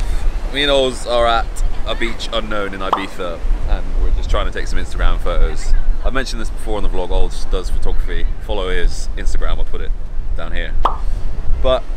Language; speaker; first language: English; native; English